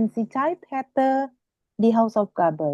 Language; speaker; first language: German; non-native, fluent; Indonesian